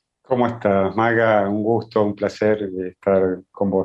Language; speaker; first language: Spanish; native; Spanish